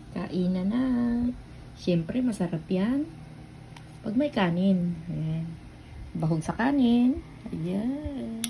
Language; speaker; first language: Filipino; non-native, local second language; Cebuano